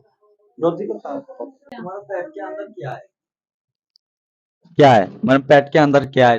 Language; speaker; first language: Hindi; non-native, learner; Bangla